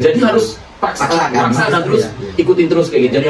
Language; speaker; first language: Indonesian; native; Indonesian